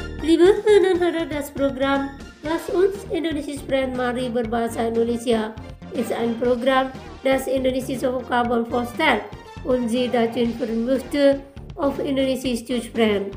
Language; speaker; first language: German; non-native, fluent; Indonesian